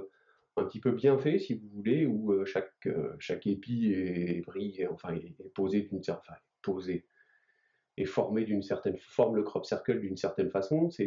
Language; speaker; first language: French; native; French